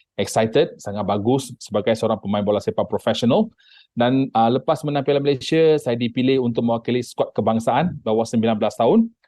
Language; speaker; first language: Malay; non-native, local second language; Tamil